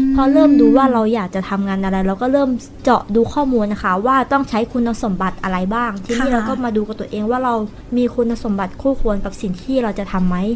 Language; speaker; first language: Thai; native; Thai